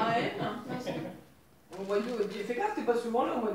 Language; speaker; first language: French; native; French